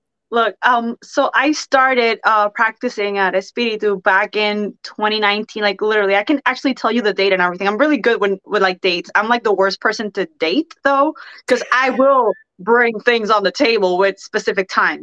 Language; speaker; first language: English; non-native, fluent; Spanish